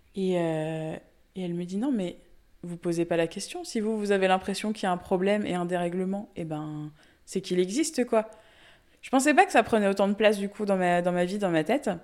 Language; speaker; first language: French; native; French